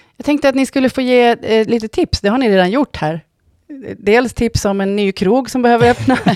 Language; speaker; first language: Swedish; native; Swedish